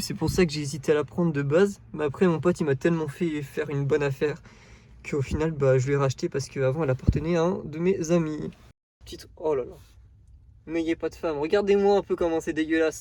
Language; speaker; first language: French; native; French